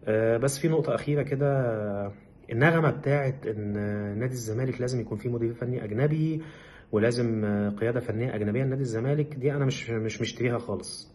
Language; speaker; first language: Arabic; native; Arabic